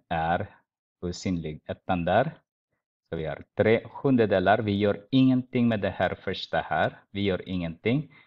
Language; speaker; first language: Swedish; non-native, fluent; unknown